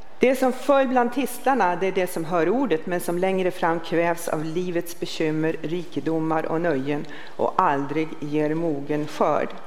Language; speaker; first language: Swedish; native; Swedish